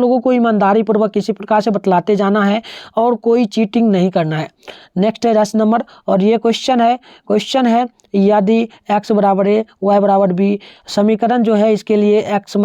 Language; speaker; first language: Hindi; native; Hindi